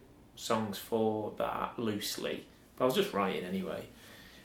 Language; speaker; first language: English; native; English